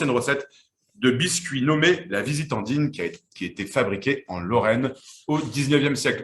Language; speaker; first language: French; native; French